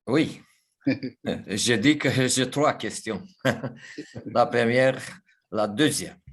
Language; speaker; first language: French; non-native, fluent; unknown